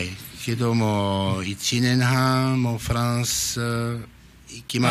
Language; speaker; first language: Japanese; non-native, learner; French